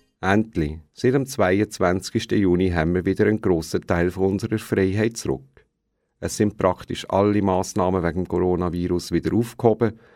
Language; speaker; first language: German; native; German